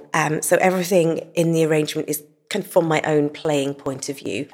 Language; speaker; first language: English; native; English